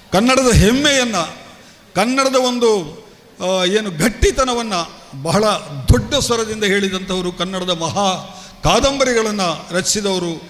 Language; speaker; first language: Kannada; non-native, local second language; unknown